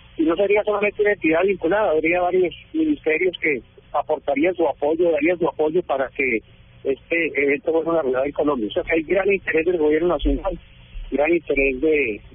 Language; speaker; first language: Spanish; native; Spanish